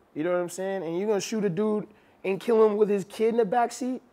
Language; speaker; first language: English; native; English